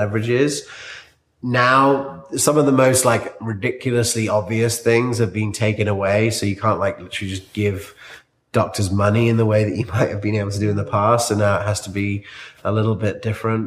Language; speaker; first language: English; native; English